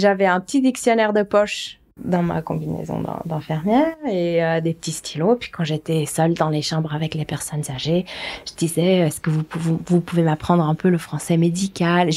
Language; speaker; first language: French; non-native, fluent; Portuguese